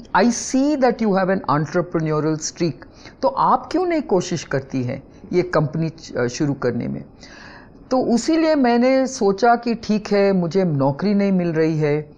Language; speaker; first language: Hindi; non-native, local second language; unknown